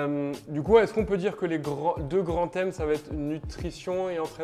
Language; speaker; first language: French; native; French